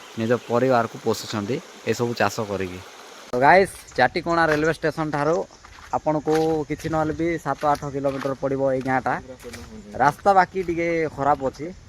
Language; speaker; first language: Odia; native; Odia